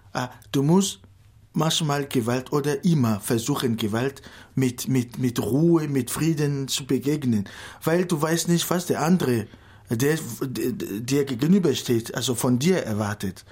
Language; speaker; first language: German; non-native, fluent; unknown